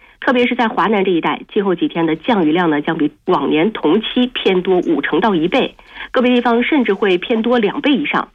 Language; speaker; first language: Chinese; native; Chinese